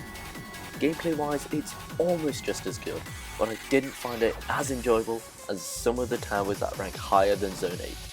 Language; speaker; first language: English; native; English